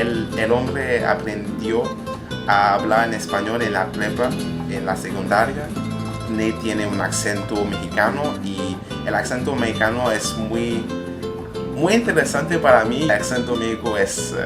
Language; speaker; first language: Spanish; non-native, learner; French